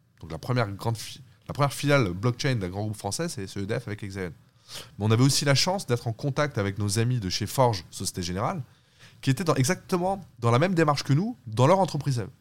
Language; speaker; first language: French; early bilingual, other home language; Turkish